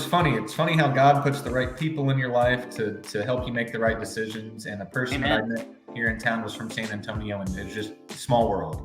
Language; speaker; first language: English; native; English